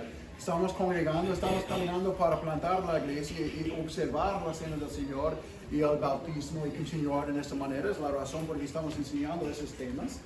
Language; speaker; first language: Spanish; non-native, fluent; English